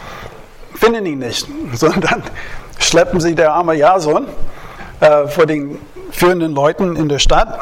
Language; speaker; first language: German; non-native, fluent; English